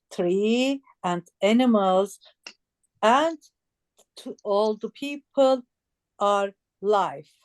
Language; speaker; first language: English; non-native, learner; Turkish